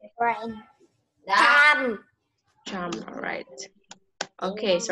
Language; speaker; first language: English; non-native, learner; Vietnamese